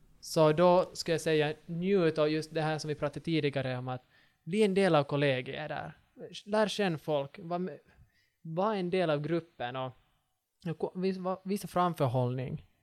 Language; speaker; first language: Swedish; native; Swedish